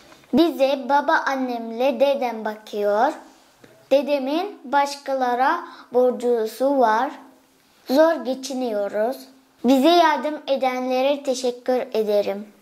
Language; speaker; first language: Turkish; early bilingual, other home language; Uyghur